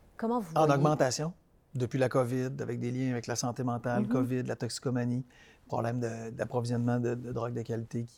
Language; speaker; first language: French; native; French